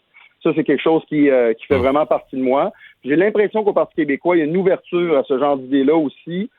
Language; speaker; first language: French; native; French